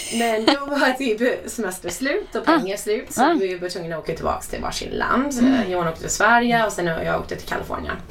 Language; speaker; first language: Swedish; non-native, fluent; English